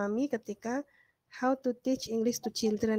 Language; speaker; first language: English; non-native, learner; Indonesian